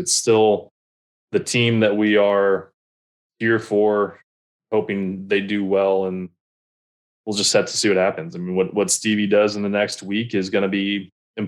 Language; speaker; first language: English; native; English